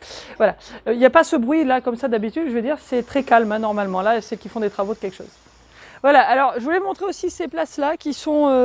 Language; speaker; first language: French; native; French